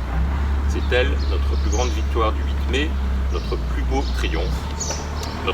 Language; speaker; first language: French; native; French